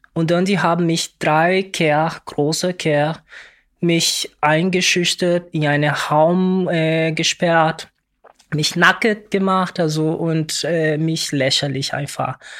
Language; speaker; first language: German; non-native, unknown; Portuguese